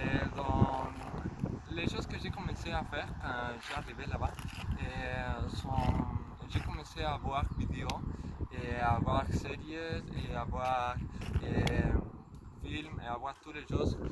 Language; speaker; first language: French; non-native, learner; Spanish